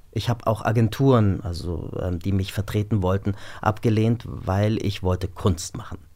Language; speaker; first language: German; early bilingual, other home language; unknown